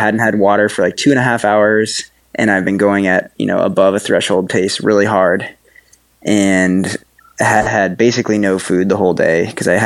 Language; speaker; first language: English; native; English